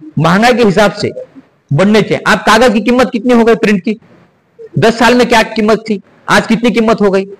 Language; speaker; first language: Hindi; non-native, local second language; Marathi